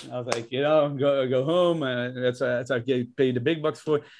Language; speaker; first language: English; non-native, fluent; Hebrew